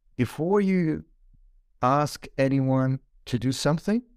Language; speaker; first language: English; non-native, fluent; Ukrainian